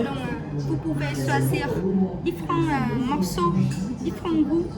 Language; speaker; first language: French; non-native, learner; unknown